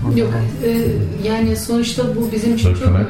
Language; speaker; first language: Turkish; early bilingual, heritage; Turkish